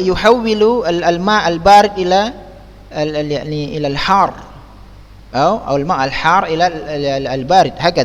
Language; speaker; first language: Arabic; non-native, fluent; Indonesian